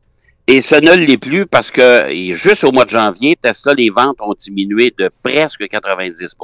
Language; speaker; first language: French; native; French